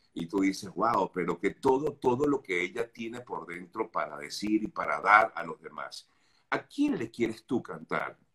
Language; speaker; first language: Spanish; native; Spanish